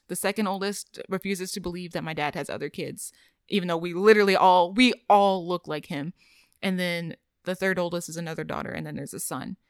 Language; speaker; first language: English; native; English